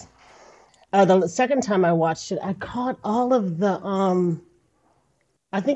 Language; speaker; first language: English; native; English